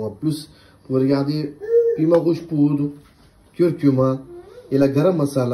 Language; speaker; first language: French; non-native, learner; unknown